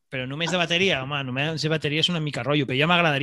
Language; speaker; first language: Catalan; native; Catalan